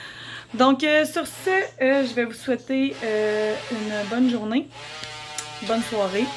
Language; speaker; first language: French; native; French